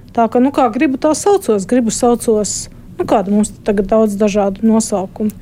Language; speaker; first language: Latvian; native; Latvian